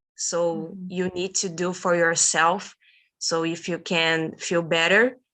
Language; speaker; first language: English; non-native, learner; Portuguese